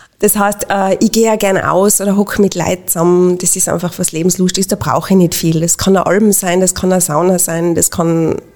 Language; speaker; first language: German; native; German